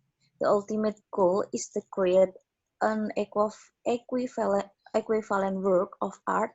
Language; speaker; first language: English; non-native, fluent; Indonesian